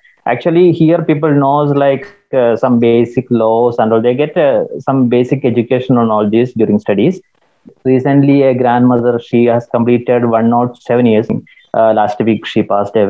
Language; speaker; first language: English; non-native, local second language; Malayalam